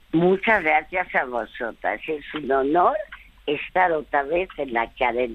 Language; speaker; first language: Spanish; early bilingual, other home language; French